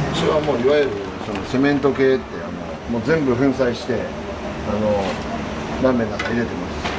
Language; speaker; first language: Japanese; native; Japanese